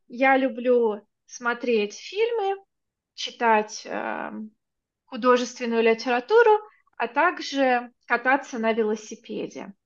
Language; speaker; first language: Russian; native; Russian